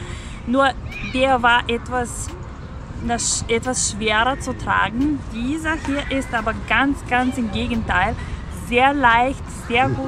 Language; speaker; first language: German; non-native, fluent; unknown